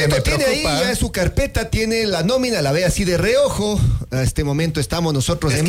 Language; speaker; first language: Spanish; native; Spanish